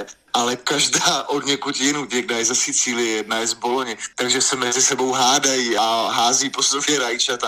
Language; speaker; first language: Czech; native; Czech